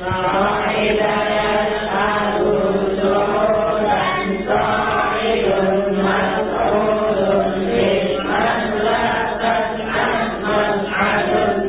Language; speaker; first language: Arabic; non-native, learner; Indonesian